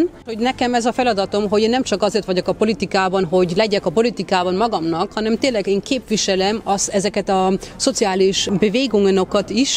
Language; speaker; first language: Hungarian; early bilingual, heritage; Hungarian